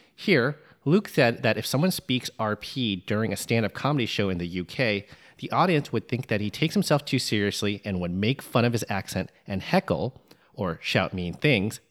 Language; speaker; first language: English; native; English